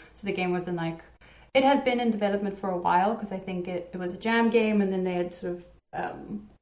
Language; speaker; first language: English; native; English